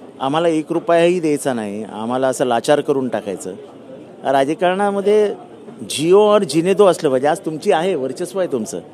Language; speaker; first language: Marathi; native; Marathi